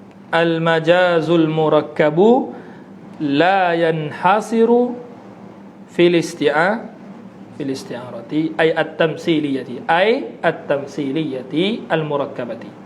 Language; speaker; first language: Arabic; non-native, fluent; Malay